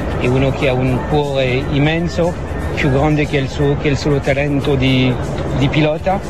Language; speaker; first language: Italian; non-native, fluent; French